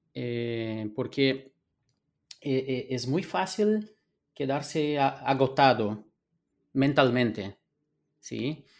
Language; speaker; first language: Spanish; non-native, fluent; Portuguese